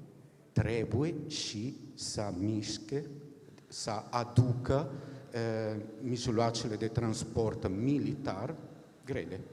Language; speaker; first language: Romanian; non-native, fluent; Italian